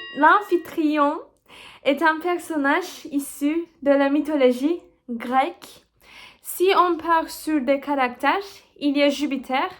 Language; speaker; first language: French; non-native, learner; Turkish